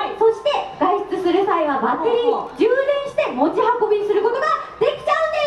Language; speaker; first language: Japanese; native; Japanese